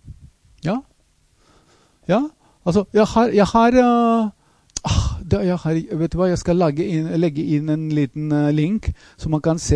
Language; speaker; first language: Norwegian; non-native, fluent; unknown